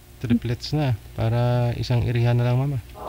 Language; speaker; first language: Filipino; native; Filipino